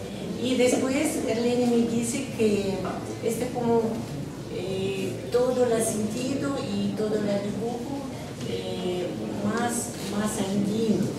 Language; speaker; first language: Spanish; non-native, learner; Russian